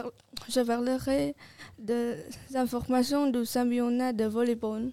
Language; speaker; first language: French; non-native, learner; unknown